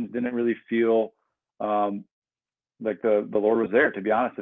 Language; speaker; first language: English; native; English